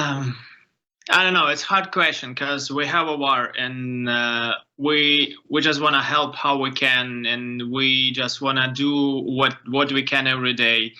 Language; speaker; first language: English; non-native, learner; Ukrainian